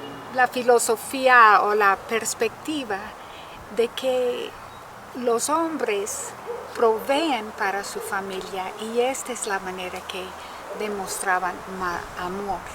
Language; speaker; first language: Spanish; non-native, fluent; English